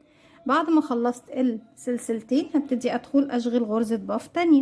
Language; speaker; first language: Arabic; native; Arabic